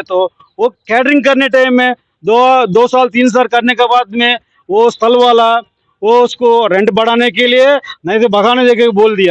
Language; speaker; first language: Hindi; non-native, local second language; Telugu